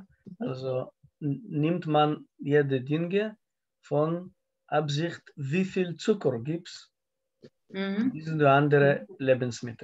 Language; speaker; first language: German; non-native, learner; Russian